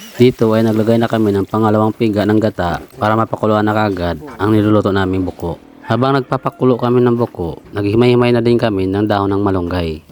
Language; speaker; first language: Filipino; native; Filipino